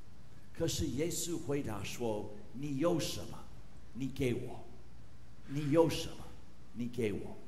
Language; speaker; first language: Chinese; non-native, fluent; English